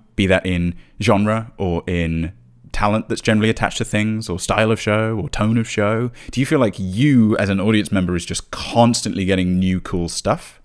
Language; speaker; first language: English; native; English